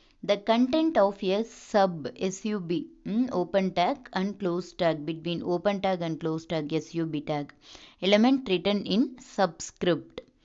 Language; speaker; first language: English; non-native, local second language; Tamil